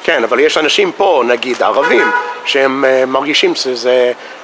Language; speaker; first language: Hebrew; non-native, fluent; English